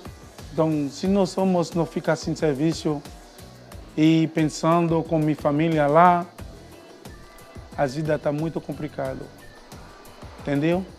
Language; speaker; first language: Portuguese; non-native, learner; Haitian Creole